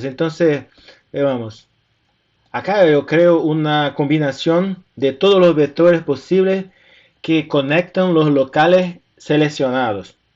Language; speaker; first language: Spanish; non-native, fluent; Portuguese